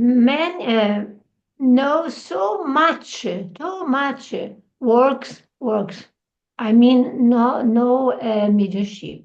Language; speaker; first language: English; non-native, learner; Portuguese